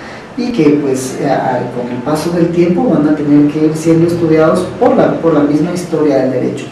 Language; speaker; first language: Spanish; native; Spanish